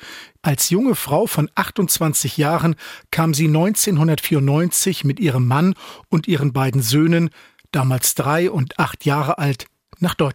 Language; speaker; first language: German; native; German